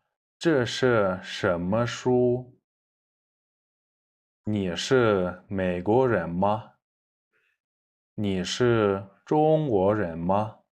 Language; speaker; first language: Chinese; non-native, fluent; Kyrgyz